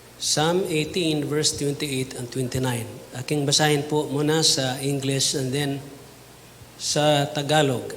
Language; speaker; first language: Filipino; non-native, local second language; Cebuano